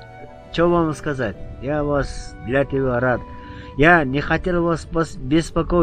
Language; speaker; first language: Russian; non-native, local second language; Kyrgyz